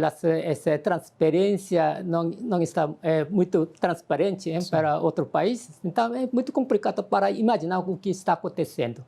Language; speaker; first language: Portuguese; non-native, learner; Korean